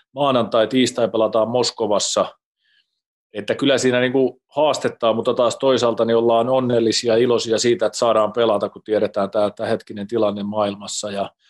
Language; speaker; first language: Finnish; native; Finnish